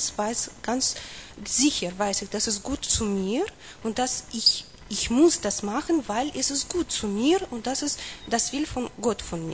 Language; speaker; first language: German; non-native, learner; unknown